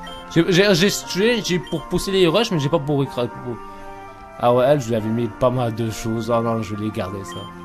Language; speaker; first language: French; native; French